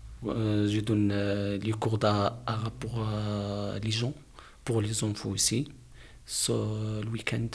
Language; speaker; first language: French; non-native, learner; Arabic